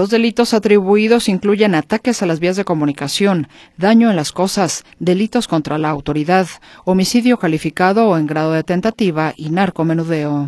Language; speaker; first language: Spanish; native; Spanish